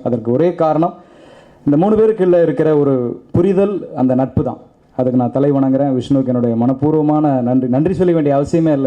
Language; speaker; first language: Tamil; native; Tamil